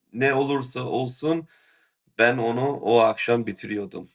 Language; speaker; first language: Turkish; early bilingual, other home language; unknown